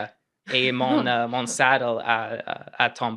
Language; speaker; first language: French; non-native, local second language; English